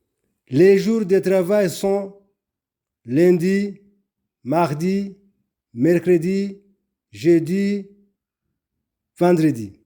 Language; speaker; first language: French; non-native, local second language; Kinyarwanda